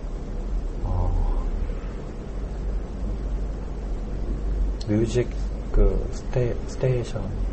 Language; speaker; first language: Japanese; non-native, learner; Korean